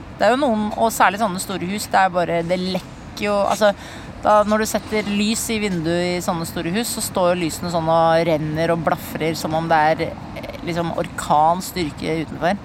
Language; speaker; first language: Norwegian; native; Norwegian